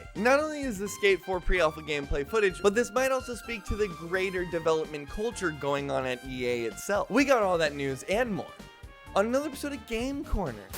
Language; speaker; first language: English; native; English